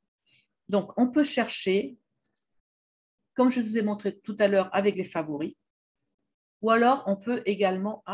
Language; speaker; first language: French; native; French